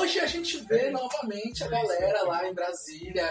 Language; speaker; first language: Portuguese; native; Portuguese